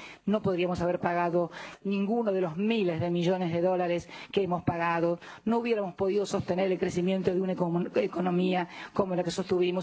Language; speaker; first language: Spanish; native; Spanish